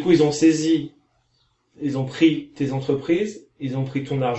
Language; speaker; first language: French; native; French